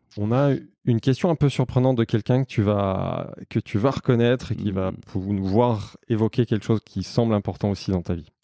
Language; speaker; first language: French; native; French